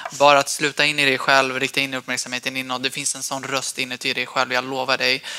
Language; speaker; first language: Swedish; early bilingual, other home language; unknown